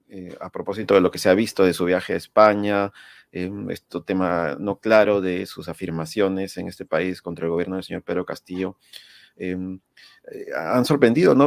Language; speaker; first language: Spanish; native; Spanish